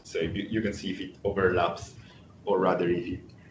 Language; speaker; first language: English; non-native, fluent; Italian